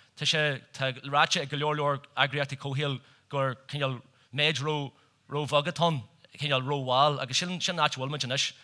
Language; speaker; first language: Irish; native; Irish